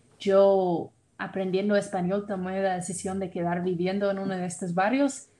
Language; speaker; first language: Spanish; non-native, fluent; English